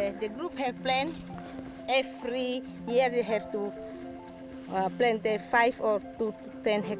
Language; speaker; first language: English; non-native, learner; Indonesian